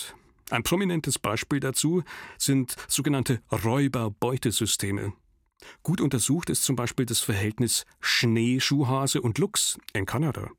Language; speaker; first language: German; native; German